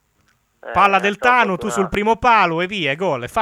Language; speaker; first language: Italian; native; Italian